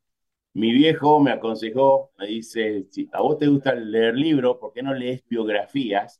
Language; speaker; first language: Spanish; native; Spanish